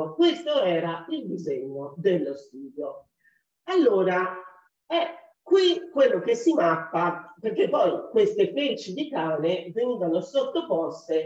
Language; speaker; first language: Italian; native; Italian